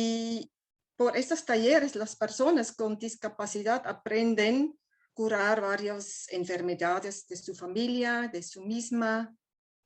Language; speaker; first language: Spanish; non-native, fluent; German